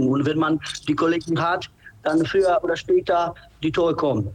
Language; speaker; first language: German; non-native, fluent; Polish